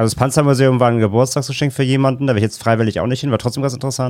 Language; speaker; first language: German; native; German